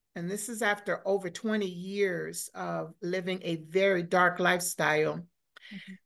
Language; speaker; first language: English; native; English